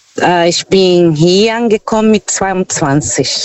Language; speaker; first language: German; non-native, fluent; Portuguese